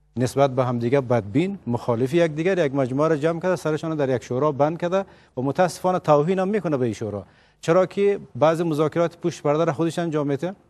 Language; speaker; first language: Persian; native; Persian